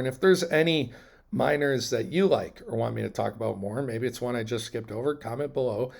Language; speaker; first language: English; native; English